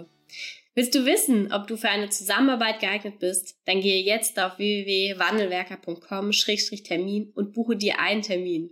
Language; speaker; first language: German; native; German